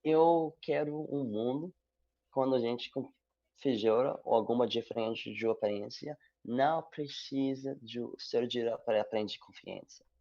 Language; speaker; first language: Portuguese; non-native, learner; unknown